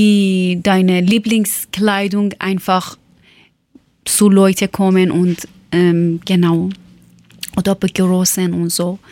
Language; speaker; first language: German; non-native, learner; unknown